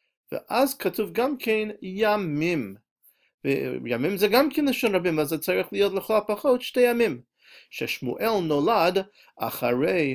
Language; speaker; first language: Hebrew; non-native, fluent; English